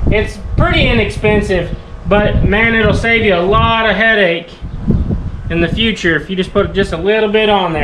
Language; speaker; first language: English; native; English